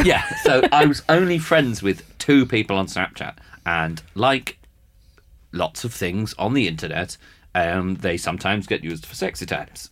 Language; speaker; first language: English; early bilingual, other home language; Spanish